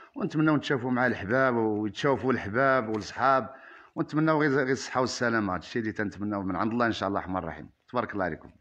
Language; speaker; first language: Arabic; native; Arabic